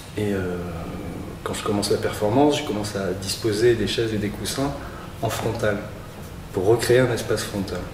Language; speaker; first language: French; native; French